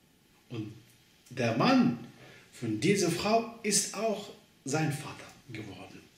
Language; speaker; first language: German; non-native, learner; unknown